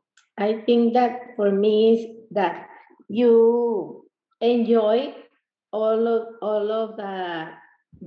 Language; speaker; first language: English; non-native, learner; Spanish